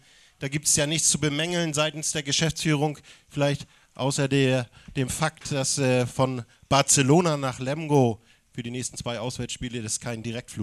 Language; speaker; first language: German; native; German